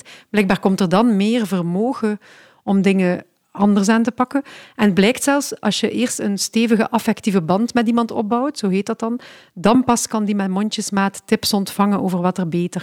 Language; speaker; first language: Dutch; native; Dutch